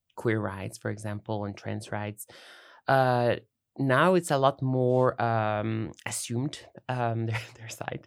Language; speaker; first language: English; non-native, fluent; French